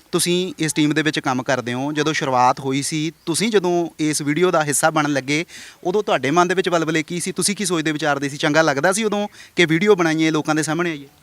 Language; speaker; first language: Punjabi; native; Punjabi